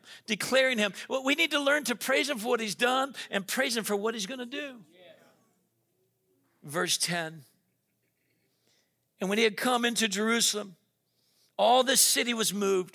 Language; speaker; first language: English; native; English